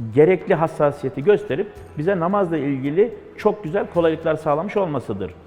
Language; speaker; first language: Turkish; native; Turkish